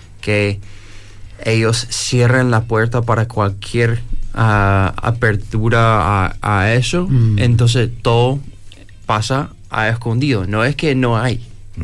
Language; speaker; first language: Spanish; non-native, fluent; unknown